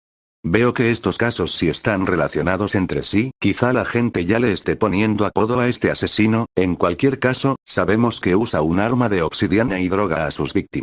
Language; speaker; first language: Spanish; native; Spanish